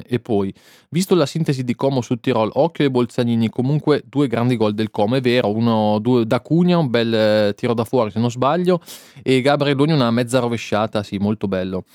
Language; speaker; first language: Italian; native; Italian